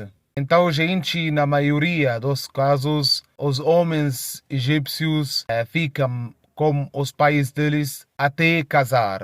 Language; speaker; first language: Portuguese; non-native, fluent; Arabic